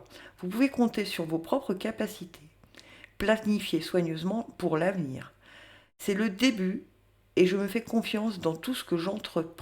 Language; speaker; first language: French; native; French